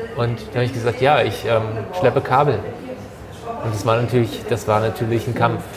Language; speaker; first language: German; early bilingual, other home language; Turkish